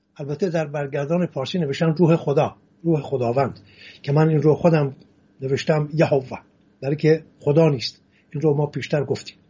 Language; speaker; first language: Persian; non-native, local second language; Assyrian Neo-Aramaic